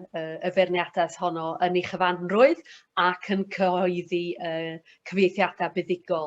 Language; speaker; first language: Welsh; native; Welsh